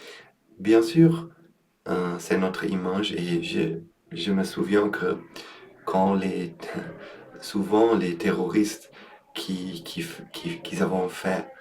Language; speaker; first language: French; non-native, learner; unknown